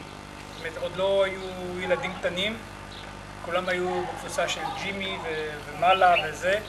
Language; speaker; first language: Hebrew; early bilingual, other home language; French